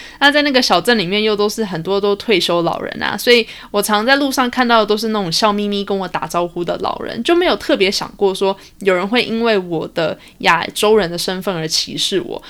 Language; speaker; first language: Chinese; early bilingual, heritage; Chinese